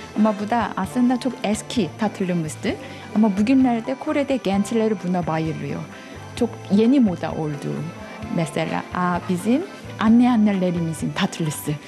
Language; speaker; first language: Turkish; non-native, fluent; Korean